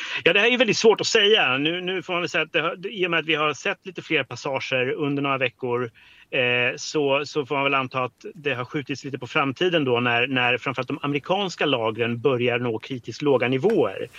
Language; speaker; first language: Swedish; native; Swedish